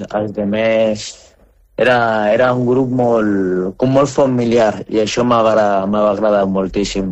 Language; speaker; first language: Catalan; non-native, fluent; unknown